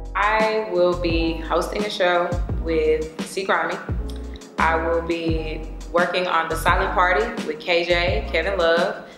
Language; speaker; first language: English; native; English